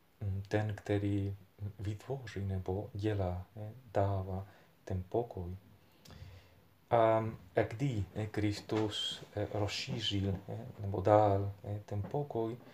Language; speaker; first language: Czech; non-native, fluent; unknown